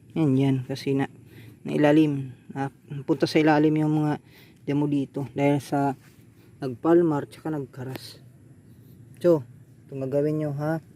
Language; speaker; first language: Filipino; non-native, local second language; Waray